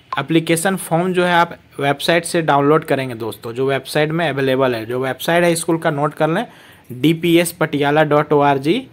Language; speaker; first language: Hindi; native; Hindi